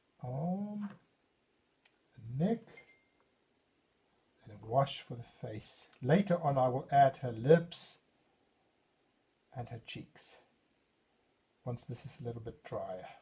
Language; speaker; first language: English; non-native, fluent; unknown